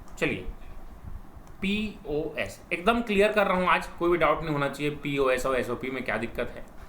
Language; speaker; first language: Hindi; native; Hindi